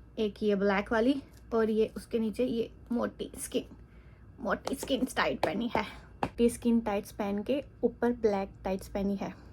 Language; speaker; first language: Urdu; native; Urdu